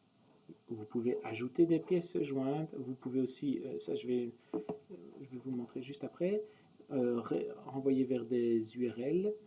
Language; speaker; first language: French; native; French